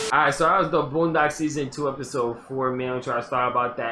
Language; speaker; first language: English; native; English